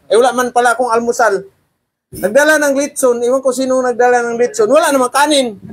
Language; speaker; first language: Filipino; non-native, local second language; Cebuano